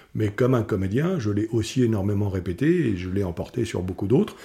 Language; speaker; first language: French; native; French